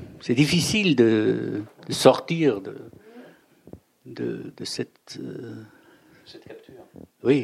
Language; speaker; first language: French; non-native, fluent; German